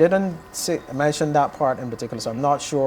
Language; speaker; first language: English; native; English